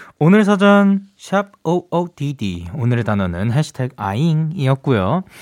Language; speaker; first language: Korean; early bilingual, heritage; Korean